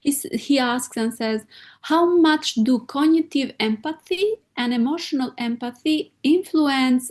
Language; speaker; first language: English; non-native, fluent; Albanian